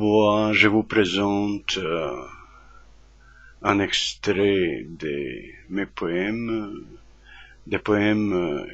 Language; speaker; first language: French; non-native, fluent; Croatian